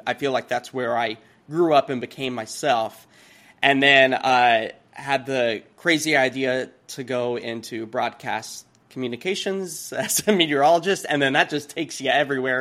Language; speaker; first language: English; native; English